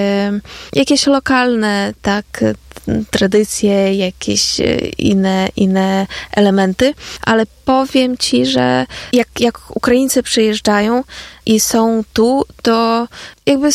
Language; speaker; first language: Polish; non-native, fluent; Ukrainian